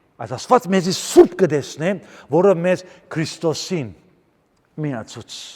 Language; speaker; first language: Armenian; early bilingual, heritage; Armenian